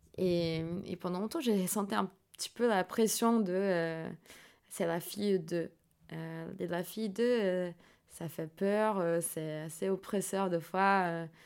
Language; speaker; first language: French; non-native, fluent; Portuguese